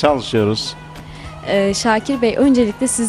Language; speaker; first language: Turkish; native; Turkish